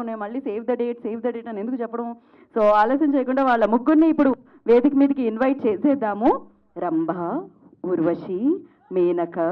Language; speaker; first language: Telugu; native; Telugu